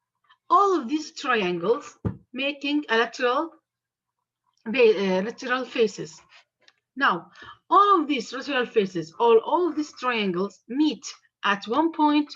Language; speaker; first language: English; non-native, fluent; Arabic